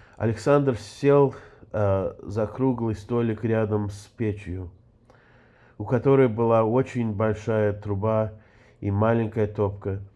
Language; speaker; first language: Russian; early bilingual, heritage; Russian